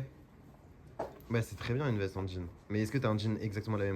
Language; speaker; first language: French; native; French